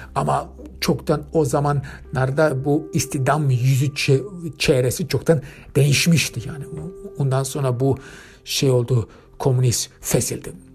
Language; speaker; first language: Turkish; early bilingual, heritage; Turkish